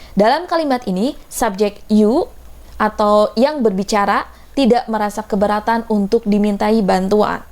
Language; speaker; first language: Indonesian; native; Indonesian